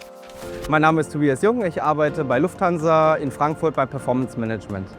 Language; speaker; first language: German; native; German